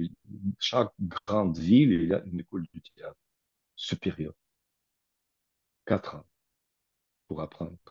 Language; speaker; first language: French; non-native, fluent; Russian